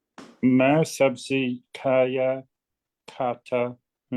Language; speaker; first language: Hindi; non-native, learner; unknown